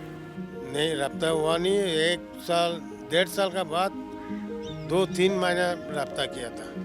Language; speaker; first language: Hindi; non-native, local second language; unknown